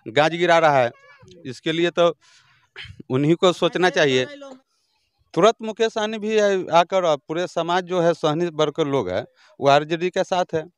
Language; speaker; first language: Hindi; native; Hindi